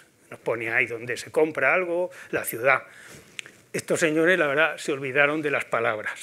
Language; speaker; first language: Spanish; native; Spanish